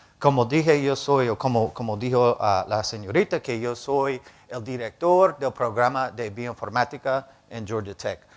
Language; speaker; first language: Spanish; non-native, fluent; English